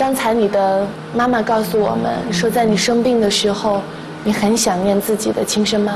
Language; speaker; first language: Chinese; native; Chinese